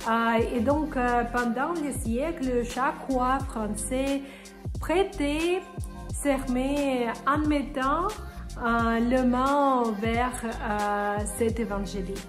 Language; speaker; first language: French; non-native, fluent; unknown